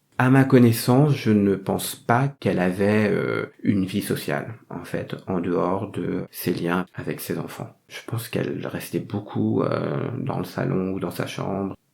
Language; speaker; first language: French; early bilingual, other home language; Vietnamese